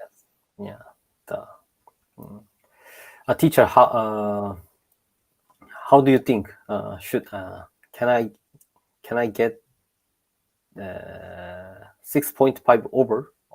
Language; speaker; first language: English; non-native, learner; Japanese